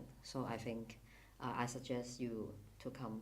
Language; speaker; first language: English; non-native, fluent; Cantonese